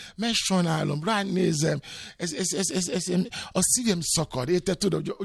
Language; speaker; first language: Hungarian; non-native, learner; Yoruba